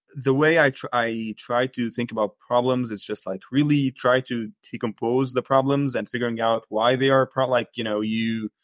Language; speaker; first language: English; non-native, fluent; Arabic